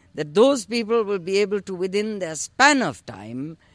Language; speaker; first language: English; non-native, local second language; Urdu